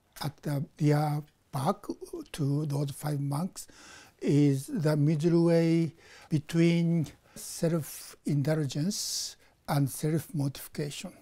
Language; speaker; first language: English; non-native, fluent; Japanese